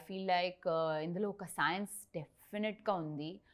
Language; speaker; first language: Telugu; non-native, learner; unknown